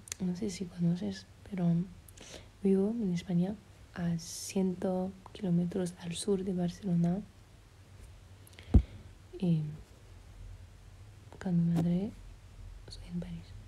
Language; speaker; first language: Spanish; early bilingual, heritage; French